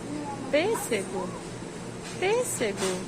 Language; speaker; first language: Portuguese; native; Portuguese